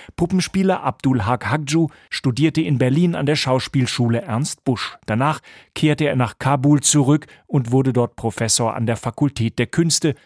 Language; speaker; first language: German; native; German